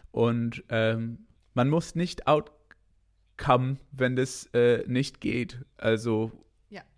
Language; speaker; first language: German; non-native, fluent; English